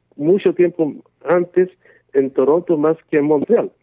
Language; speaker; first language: Spanish; native; Spanish